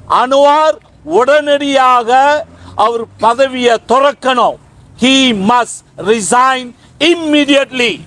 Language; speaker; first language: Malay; non-native, local second language; Tamil